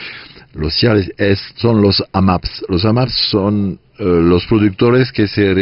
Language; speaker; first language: Spanish; non-native, fluent; French